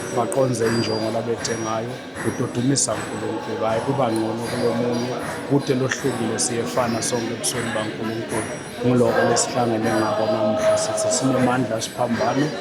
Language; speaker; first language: Zulu; non-native, local second language; Swati